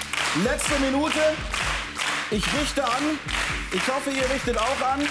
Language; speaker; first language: German; native; German